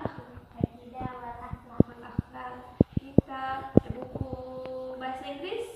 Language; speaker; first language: Indonesian; native; Indonesian